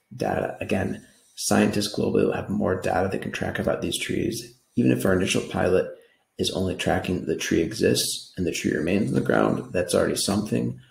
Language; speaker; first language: English; native; English